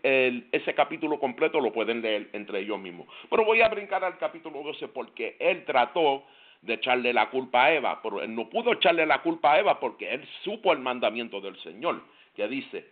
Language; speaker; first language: Spanish; native; Spanish